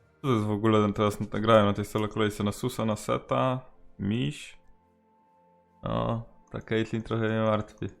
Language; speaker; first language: Polish; native; Polish